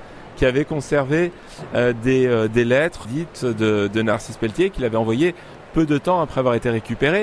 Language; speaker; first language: French; native; French